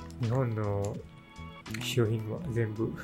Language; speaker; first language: Japanese; non-native, learner; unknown